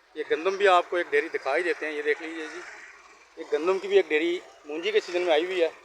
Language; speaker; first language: Urdu; non-native, local second language; Punjabi